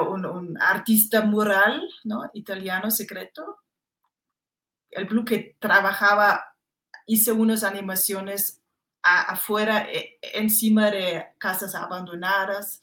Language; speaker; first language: Spanish; non-native, fluent; German